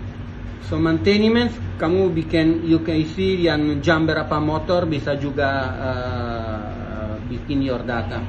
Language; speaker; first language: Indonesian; non-native, learner; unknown